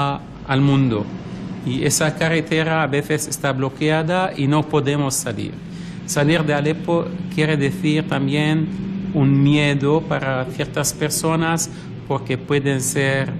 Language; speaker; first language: Spanish; non-native, fluent; Arabic